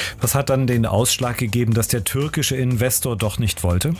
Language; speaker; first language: German; native; German